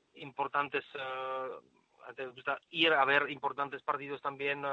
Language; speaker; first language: Spanish; non-native, fluent; Czech